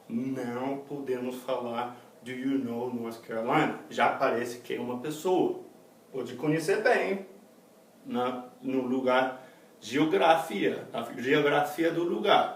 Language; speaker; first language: Portuguese; non-native, fluent; English